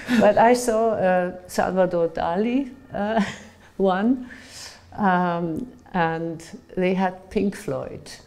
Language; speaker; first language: English; non-native, fluent; German